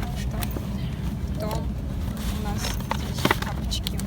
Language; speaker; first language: Russian; non-native, local second language; Kazakh